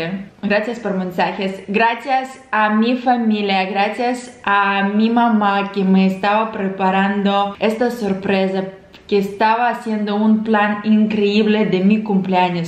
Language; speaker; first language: Spanish; non-native, fluent; Russian